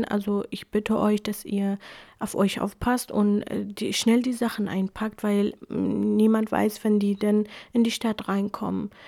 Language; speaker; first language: German; non-native, fluent; Kurdish